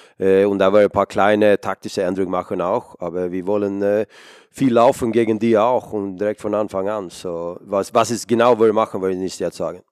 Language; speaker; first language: German; non-native, fluent; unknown